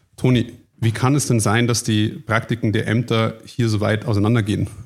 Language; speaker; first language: German; native; German